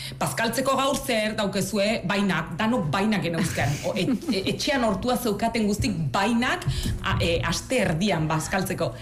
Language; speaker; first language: Basque; native; Basque